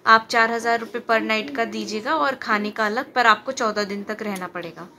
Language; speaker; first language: Hindi; native; Hindi